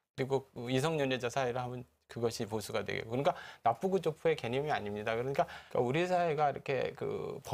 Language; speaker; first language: Korean; native; Korean